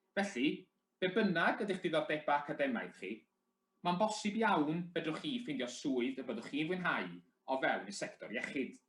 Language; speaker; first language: Welsh; native; Welsh